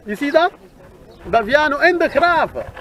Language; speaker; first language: Dutch; non-native, learner; Arabic